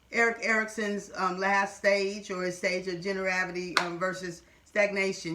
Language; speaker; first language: English; native; English